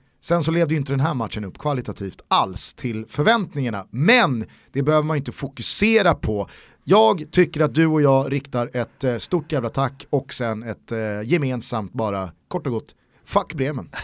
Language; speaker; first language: Swedish; native; Swedish